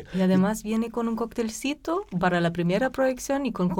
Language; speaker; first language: Spanish; non-native, fluent; German